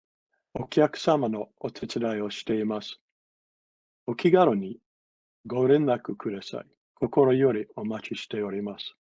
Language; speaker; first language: Japanese; non-native, fluent; English